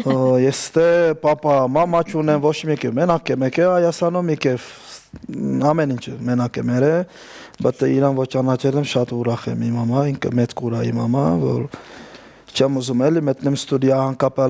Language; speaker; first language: Armenian; non-native, learner; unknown